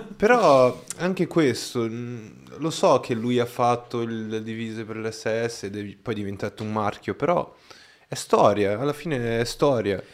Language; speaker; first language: Italian; non-native, fluent; Portuguese